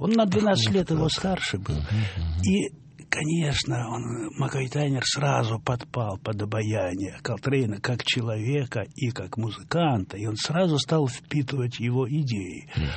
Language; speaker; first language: Russian; native; Russian